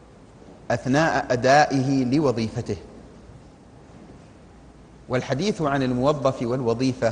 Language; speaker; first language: Arabic; native; Arabic